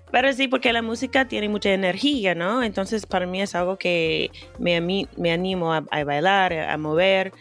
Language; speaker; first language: Spanish; non-native, fluent; English